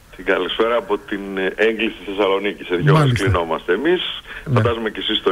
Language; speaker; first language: Greek; native; Greek